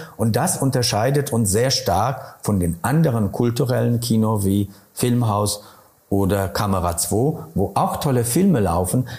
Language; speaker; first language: German; non-native, fluent; Polish